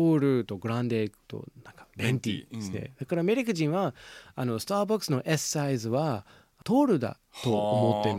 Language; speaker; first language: Japanese; non-native, fluent; English